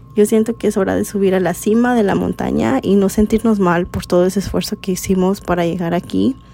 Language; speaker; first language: Spanish; early bilingual, heritage; Spanish